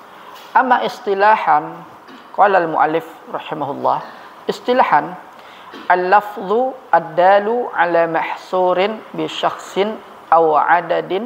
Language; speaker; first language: Arabic; non-native, fluent; Indonesian